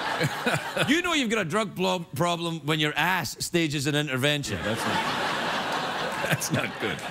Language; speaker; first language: English; native; English